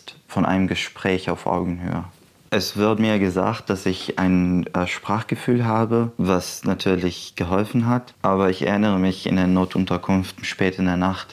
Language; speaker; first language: German; non-native, fluent; Arabic